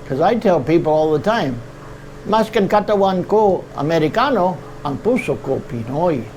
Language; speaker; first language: Filipino; non-native, learner; English